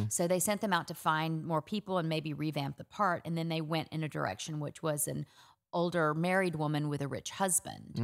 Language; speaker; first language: English; native; English